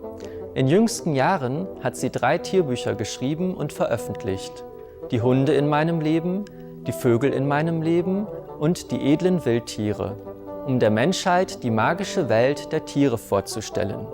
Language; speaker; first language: German; native; German